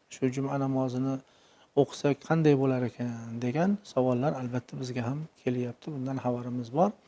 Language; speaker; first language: Uzbek; native; Uzbek